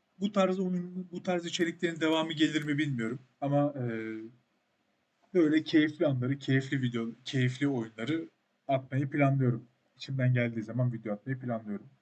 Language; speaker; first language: Turkish; native; Turkish